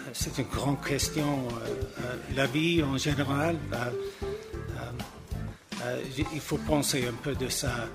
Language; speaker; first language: French; non-native, learner; English